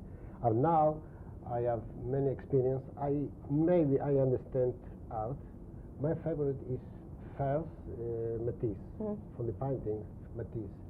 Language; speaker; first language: English; non-native, learner; Spanish